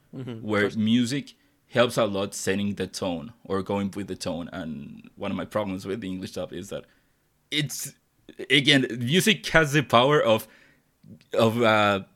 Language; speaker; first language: English; non-native, fluent; Spanish